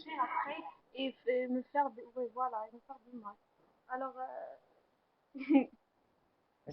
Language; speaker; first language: French; non-native, learner; Arabic